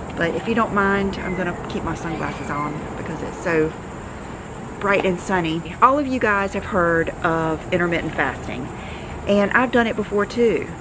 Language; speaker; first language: English; native; English